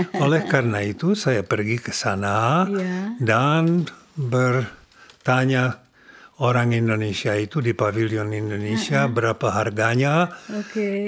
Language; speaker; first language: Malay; non-native, learner; Czech